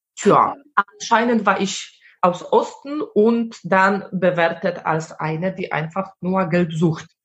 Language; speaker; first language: German; non-native, fluent; Polish